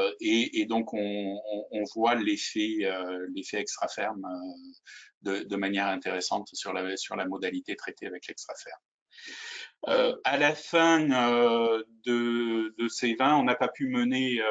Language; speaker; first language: French; native; French